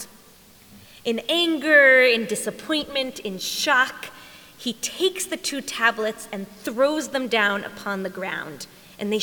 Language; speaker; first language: English; native; English